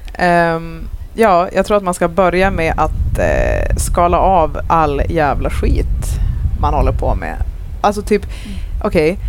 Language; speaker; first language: Swedish; native; Swedish